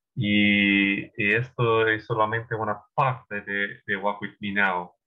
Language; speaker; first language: Spanish; non-native, learner; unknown